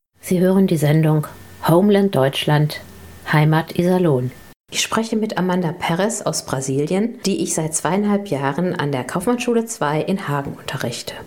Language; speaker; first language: German; native; German